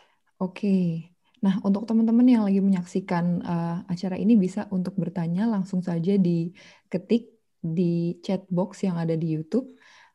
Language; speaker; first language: Indonesian; native; Indonesian